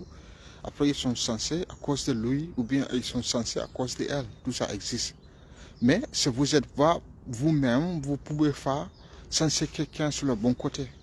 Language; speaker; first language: French; non-native, fluent; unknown